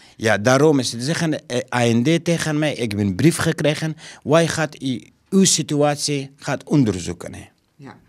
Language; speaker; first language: Dutch; non-native, learner; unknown